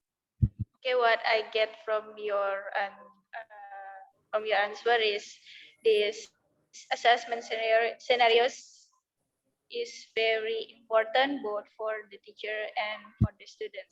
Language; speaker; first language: English; non-native, learner; Indonesian